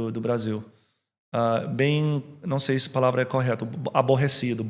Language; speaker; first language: Portuguese; early bilingual, heritage; English